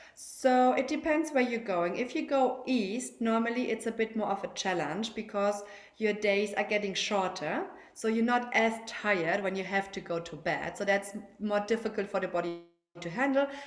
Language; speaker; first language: English; non-native, fluent; German